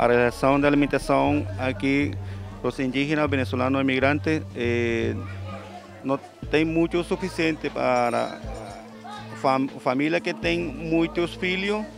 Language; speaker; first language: Portuguese; non-native, learner; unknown